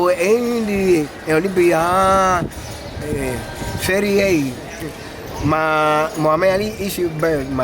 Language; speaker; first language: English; non-native, learner; Spanish